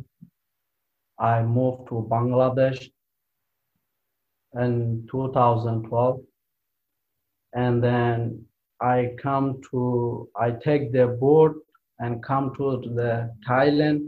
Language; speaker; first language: English; non-native, learner; Rohingya